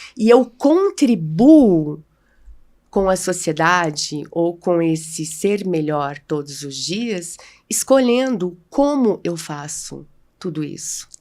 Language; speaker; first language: Portuguese; native; Portuguese